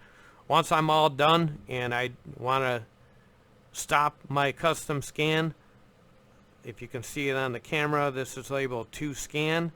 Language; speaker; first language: English; native; English